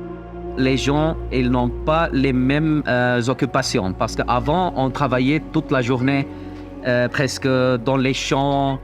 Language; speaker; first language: French; non-native, fluent; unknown